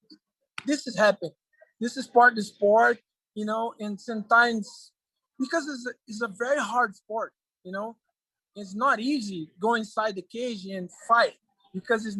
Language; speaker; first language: English; non-native, learner; Portuguese